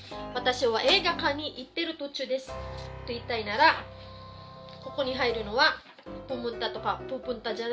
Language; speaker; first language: Japanese; non-native, fluent; Filipino